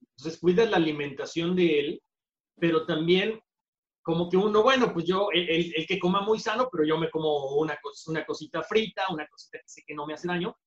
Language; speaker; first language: Spanish; native; Spanish